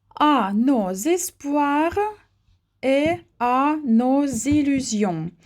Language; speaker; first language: French; non-native, fluent; Ukrainian